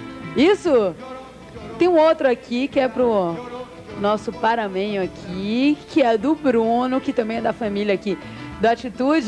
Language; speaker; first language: Portuguese; native; Portuguese